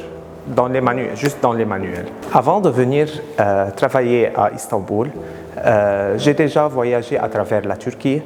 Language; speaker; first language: French; non-native, local second language; Arabic